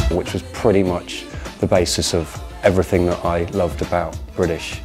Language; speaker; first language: English; native; English